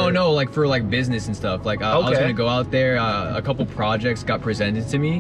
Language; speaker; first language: English; native; English